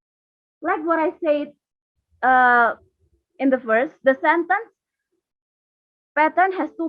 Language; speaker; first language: English; non-native, learner; Indonesian